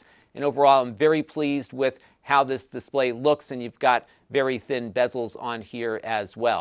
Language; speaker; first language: English; native; English